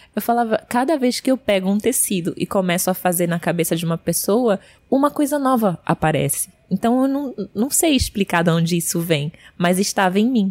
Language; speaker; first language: Portuguese; early bilingual, heritage; Portuguese